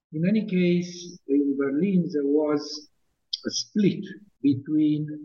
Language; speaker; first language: English; non-native, fluent; Romanian